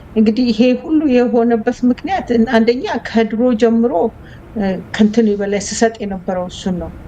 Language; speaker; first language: Amharic; native; Amharic